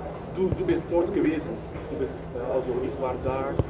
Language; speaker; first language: German; non-native, fluent; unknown